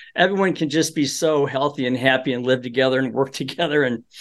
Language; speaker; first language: English; early bilingual, other home language; Polish